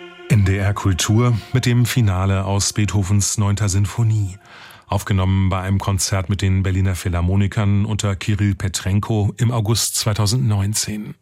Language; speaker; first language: German; native; German